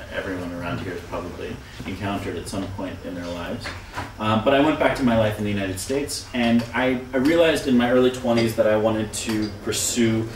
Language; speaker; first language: English; native; English